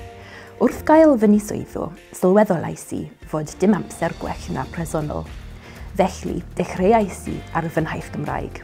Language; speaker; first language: Welsh; non-native, learner; English